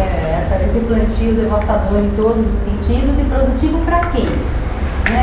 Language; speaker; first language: Portuguese; native; Portuguese